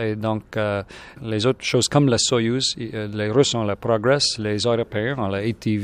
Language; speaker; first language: French; non-native, local second language; English